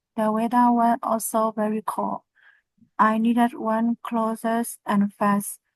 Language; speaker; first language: English; non-native, learner; Burmese